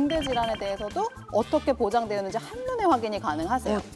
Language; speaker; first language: Korean; native; Korean